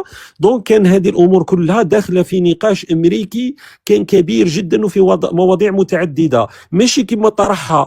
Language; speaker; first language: Arabic; native; Arabic